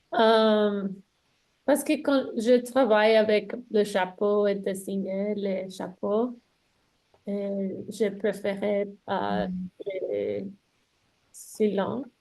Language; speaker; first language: French; non-native, learner; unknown